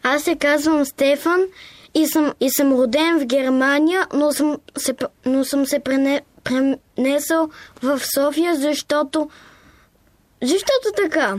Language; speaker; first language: Bulgarian; early bilingual, heritage; Bulgarian